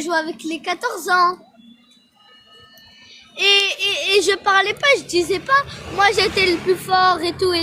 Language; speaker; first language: French; early bilingual, other home language; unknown